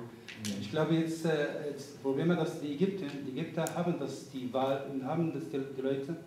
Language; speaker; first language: German; non-native, fluent; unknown